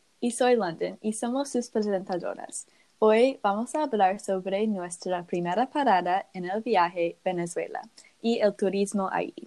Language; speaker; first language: Spanish; non-native, learner; English